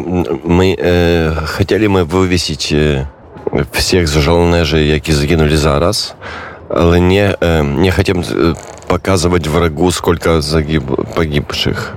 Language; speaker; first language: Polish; non-native, learner; Ukrainian